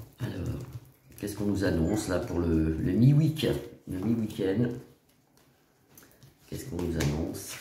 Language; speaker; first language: French; native; French